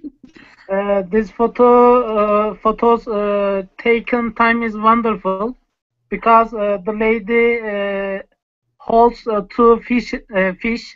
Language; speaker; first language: English; non-native, learner; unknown